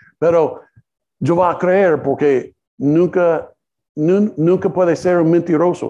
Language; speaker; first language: Spanish; non-native, learner; English